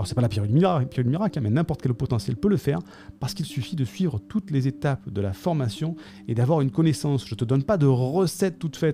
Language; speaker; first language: French; native; French